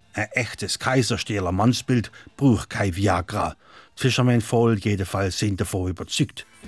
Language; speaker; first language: German; native; German